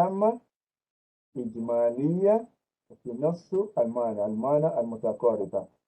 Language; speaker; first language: Arabic; non-native, fluent; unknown